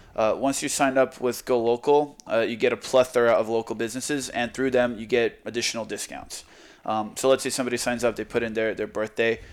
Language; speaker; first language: English; non-native, fluent; Croatian